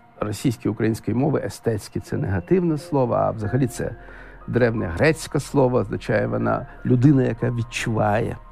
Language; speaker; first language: Ukrainian; non-native, local second language; Russian